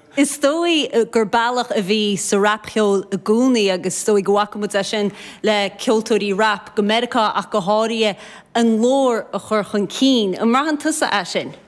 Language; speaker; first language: Irish; native; Irish